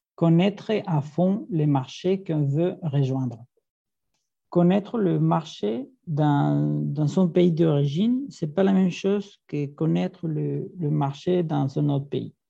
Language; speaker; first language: French; non-native, fluent; Spanish